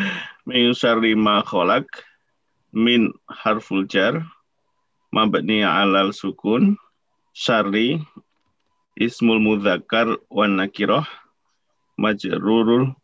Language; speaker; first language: Arabic; non-native, learner; Indonesian